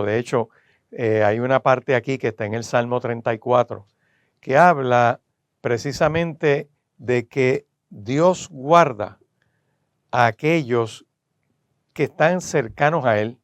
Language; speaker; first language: Spanish; native; Spanish